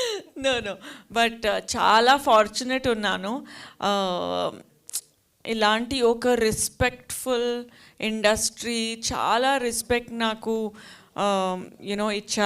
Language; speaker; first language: Telugu; non-native, fluent; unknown